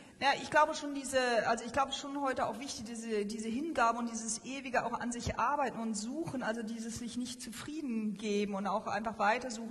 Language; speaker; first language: German; native; German